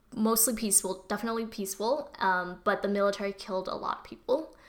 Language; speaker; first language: English; early bilingual, other home language; Burmese